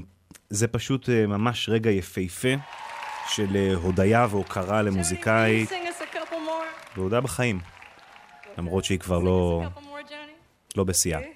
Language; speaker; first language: Hebrew; native; Hebrew